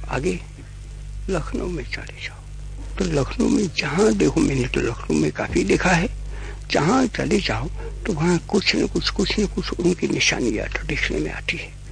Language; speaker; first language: Hindi; non-native, local second language; Gujarati